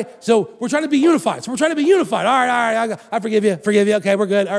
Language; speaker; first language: English; native; English